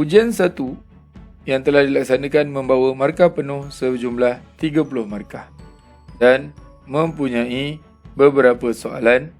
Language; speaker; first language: Malay; native; Malay